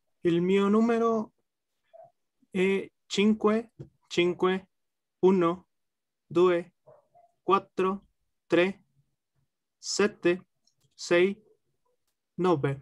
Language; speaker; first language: Italian; non-native, learner; Spanish